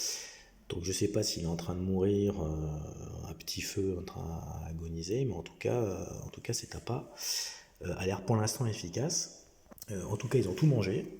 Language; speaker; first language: French; native; French